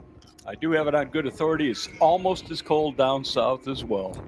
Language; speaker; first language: English; native; English